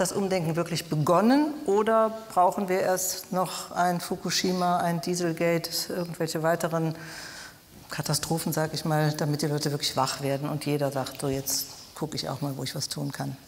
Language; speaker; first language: German; native; German